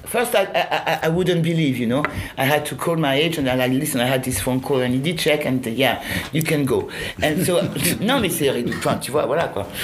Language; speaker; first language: English; non-native, fluent; French